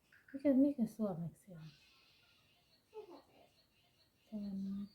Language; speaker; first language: Finnish; non-native, learner; Thai